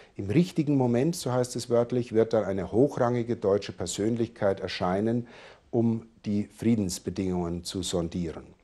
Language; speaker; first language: German; native; German